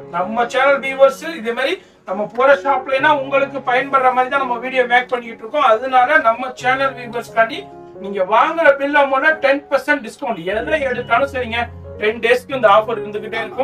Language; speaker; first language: Tamil; native; Tamil